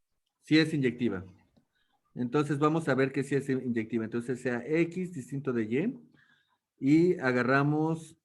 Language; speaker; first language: Spanish; native; Spanish